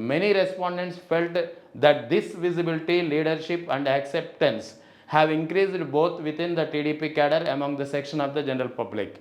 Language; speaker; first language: English; non-native, local second language; Telugu